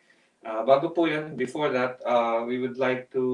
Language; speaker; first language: English; non-native, local second language; Filipino